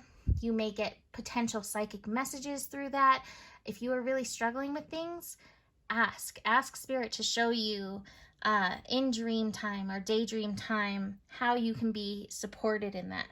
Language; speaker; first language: English; native; English